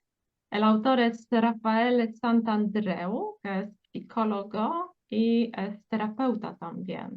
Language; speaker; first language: Spanish; non-native, fluent; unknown